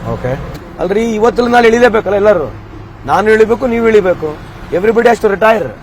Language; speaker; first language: Kannada; native; Kannada